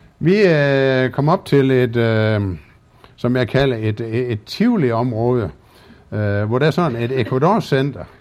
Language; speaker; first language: Danish; native; Danish